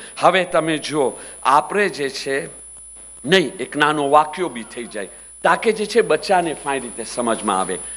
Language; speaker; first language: Gujarati; early bilingual, heritage; Gujarati